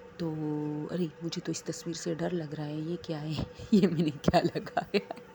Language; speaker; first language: Urdu; non-native, local second language; Pashto